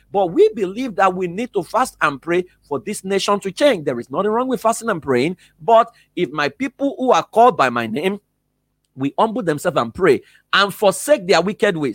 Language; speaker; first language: English; non-native, local second language; Yoruba